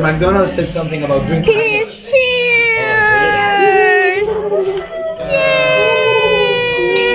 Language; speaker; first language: English; non-native, learner; Turkish